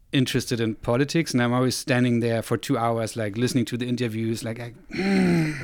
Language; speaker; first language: English; non-native, fluent; German